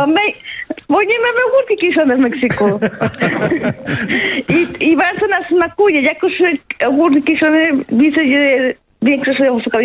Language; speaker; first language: Polish; non-native, fluent; Spanish